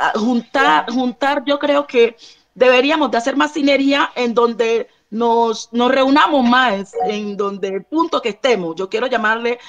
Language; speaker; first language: Spanish; native; Spanish